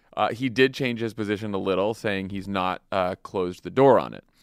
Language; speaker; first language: English; native; English